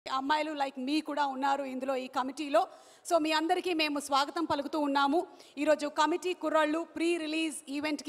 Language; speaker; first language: Telugu; native; Telugu